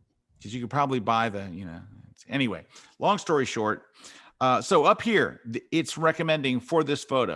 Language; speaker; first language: English; native; English